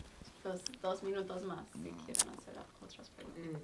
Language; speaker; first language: Spanish; non-native, fluent; English